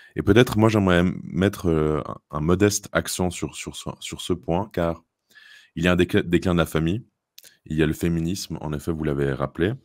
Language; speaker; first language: French; native; French